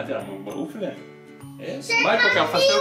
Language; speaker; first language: Dutch; native; Dutch